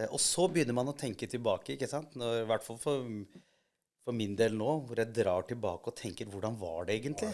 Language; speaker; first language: Norwegian; early bilingual, other home language; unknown